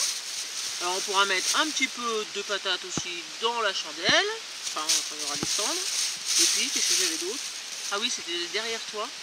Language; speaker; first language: French; native; French